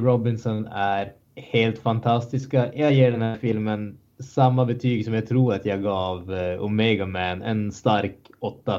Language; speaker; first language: Swedish; native; Swedish